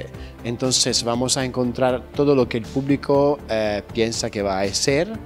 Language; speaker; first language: Spanish; non-native, fluent; Italian